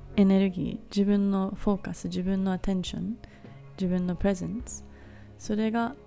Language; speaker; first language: Japanese; native; Japanese